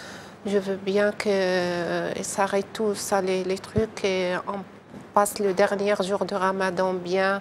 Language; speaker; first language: French; non-native, learner; Arabic